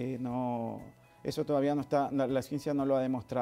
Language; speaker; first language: Spanish; native; Spanish